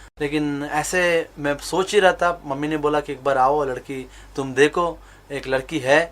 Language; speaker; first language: Hindi; non-native, local second language; Kannada